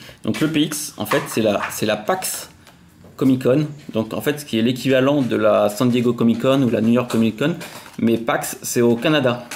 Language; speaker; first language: French; native; French